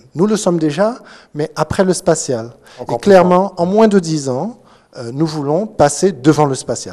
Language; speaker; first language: French; native; French